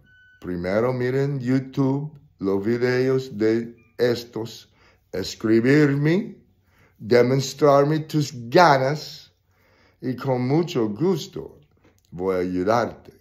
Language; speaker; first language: Spanish; non-native, learner; English